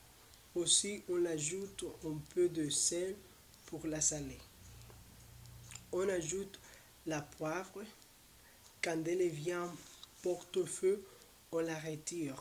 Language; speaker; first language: French; non-native, learner; Spanish